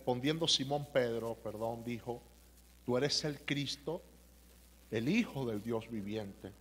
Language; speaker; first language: Spanish; native; Spanish